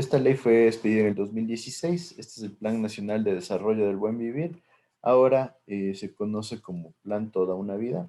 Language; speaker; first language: Spanish; native; Spanish